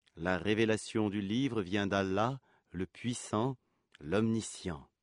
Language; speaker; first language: French; native; French